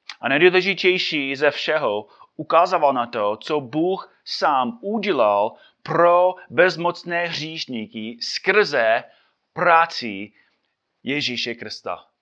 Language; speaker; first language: Czech; non-native, fluent; English